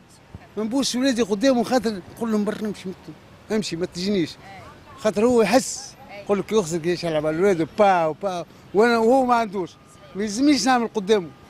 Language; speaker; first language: Arabic; native; Arabic